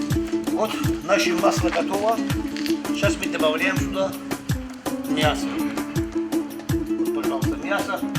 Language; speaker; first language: Russian; non-native, fluent; Tajik